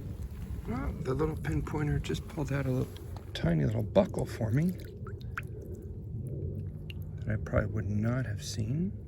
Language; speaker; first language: English; native; English